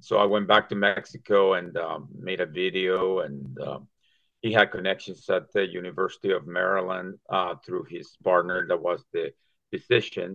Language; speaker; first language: English; non-native, fluent; Spanish